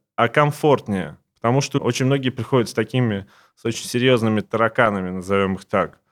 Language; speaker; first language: Russian; native; Russian